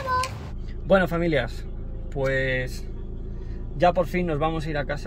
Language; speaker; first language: Spanish; native; Spanish